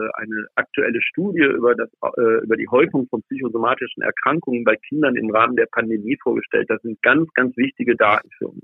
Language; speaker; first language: German; native; German